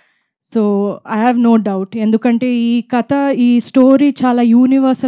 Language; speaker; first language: Telugu; non-native, fluent; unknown